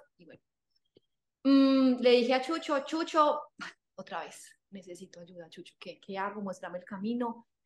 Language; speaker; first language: Spanish; native; Spanish